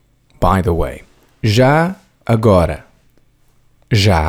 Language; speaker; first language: Portuguese; non-native, learner; English